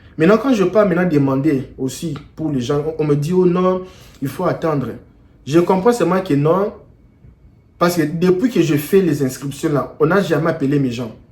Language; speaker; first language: French; non-native, local second language; Lingala